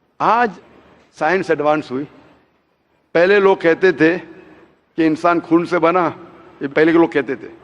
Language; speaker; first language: Hindi; non-native, local second language; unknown